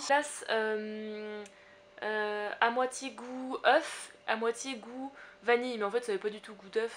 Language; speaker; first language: French; native; French